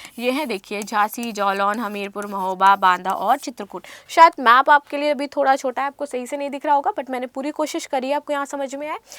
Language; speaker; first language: Hindi; native; Hindi